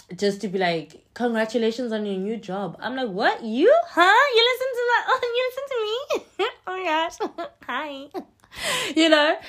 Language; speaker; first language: English; non-native, local second language; Xhosa